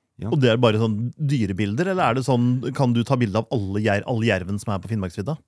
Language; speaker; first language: Norwegian; native; Norwegian